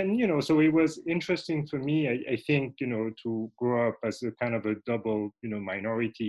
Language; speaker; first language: English; non-native, fluent; French